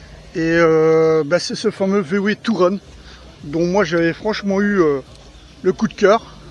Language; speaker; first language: French; native; French